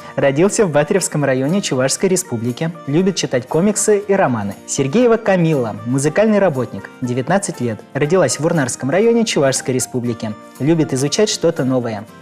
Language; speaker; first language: Russian; non-native, local second language; Chuvash